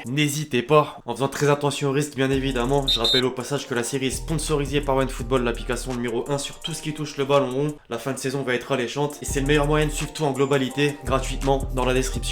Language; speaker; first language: French; native; French